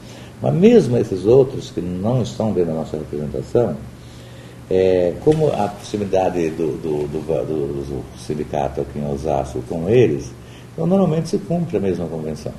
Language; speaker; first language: Portuguese; native; Portuguese